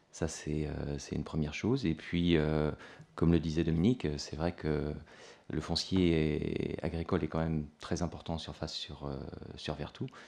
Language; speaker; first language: French; native; French